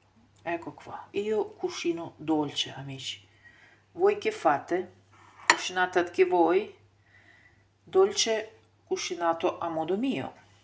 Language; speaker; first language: Italian; non-native, fluent; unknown